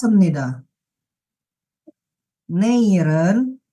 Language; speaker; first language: Korean; non-native, learner; Indonesian